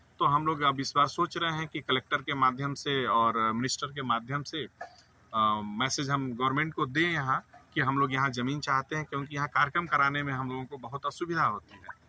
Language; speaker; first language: Hindi; native; Hindi